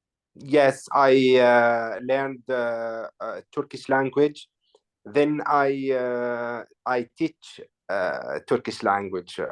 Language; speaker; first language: English; non-native, learner; Arabic